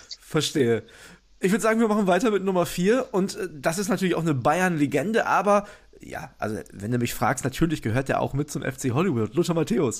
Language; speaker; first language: German; native; German